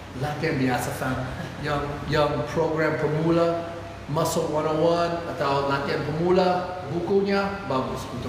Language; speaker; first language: Indonesian; non-native, fluent; English